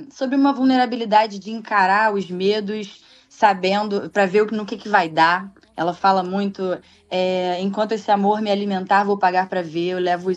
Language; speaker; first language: Portuguese; native; Portuguese